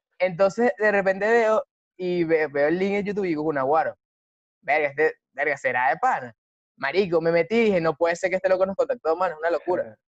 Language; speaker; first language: Spanish; native; Spanish